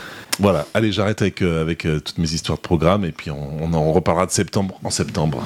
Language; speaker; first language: French; native; French